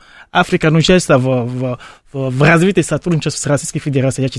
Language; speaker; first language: Russian; non-native, fluent; Fon